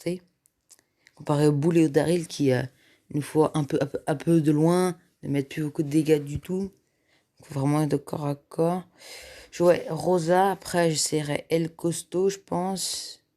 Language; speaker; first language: French; native; French